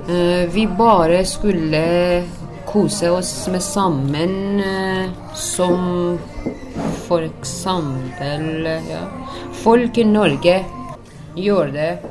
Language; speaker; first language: Norwegian; non-native, learner; Persian